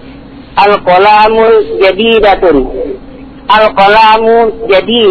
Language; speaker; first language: Arabic; non-native, learner; Indonesian